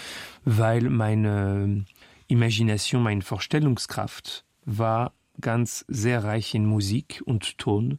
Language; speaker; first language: German; non-native, fluent; French